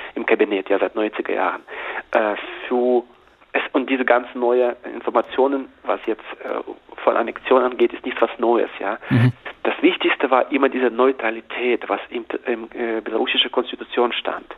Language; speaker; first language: German; non-native, fluent; Russian